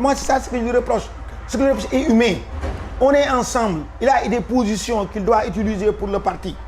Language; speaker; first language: French; non-native, local second language; Wolof